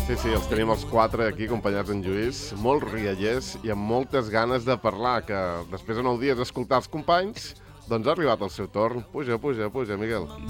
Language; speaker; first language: Catalan; native; Catalan